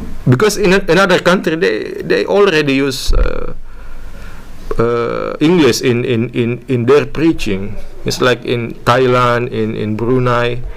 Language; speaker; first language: English; non-native, learner; Indonesian